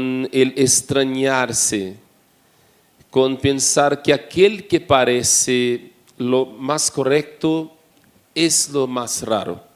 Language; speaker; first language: Spanish; non-native, fluent; Portuguese